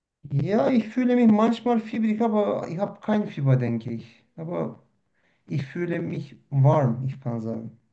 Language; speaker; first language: German; non-native, learner; Turkish